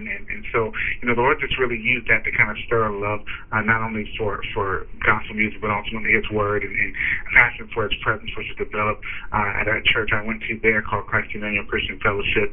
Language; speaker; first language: English; native; English